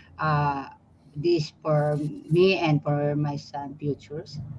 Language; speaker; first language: English; non-native, learner; Filipino